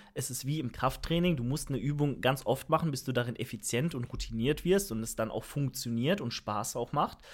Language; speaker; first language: German; native; German